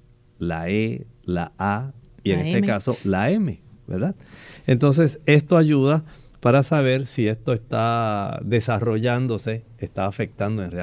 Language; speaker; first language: Spanish; native; Spanish